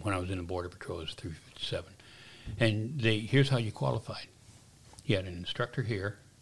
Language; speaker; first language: English; native; English